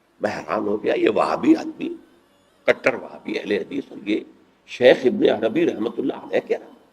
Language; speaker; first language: Urdu; native; Urdu